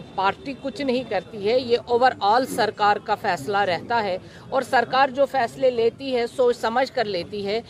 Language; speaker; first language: Urdu; non-native, local second language; Kashmiri